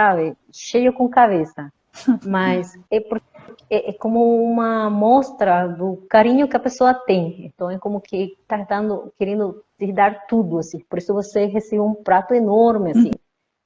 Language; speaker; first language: Portuguese; non-native, fluent; Spanish